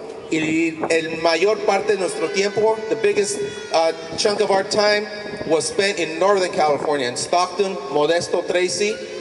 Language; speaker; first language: English; early bilingual, other home language; Spanish